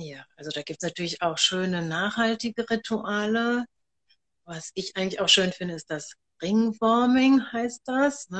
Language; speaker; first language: German; native; German